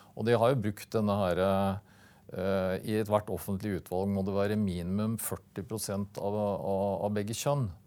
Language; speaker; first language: Norwegian; native; Norwegian